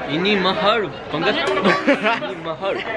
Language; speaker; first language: Indonesian; non-native, learner; Japanese